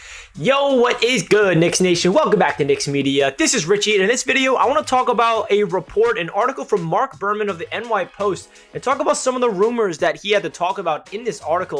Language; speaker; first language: English; native; English